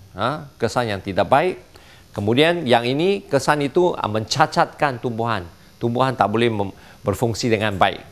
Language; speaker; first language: Malay; non-native, local second language; Chinese